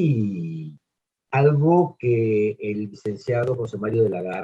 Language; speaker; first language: Spanish; native; Spanish